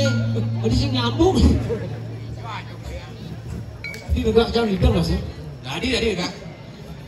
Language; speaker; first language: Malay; non-native, local second language; Balinese